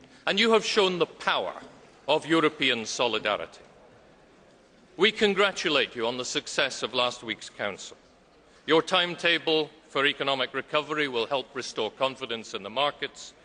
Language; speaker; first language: English; native; English